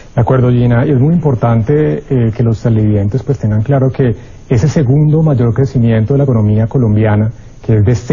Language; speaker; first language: Spanish; native; Spanish